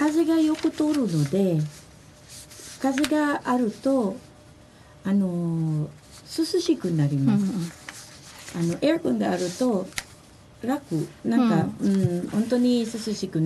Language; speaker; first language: Japanese; non-native, fluent; Filipino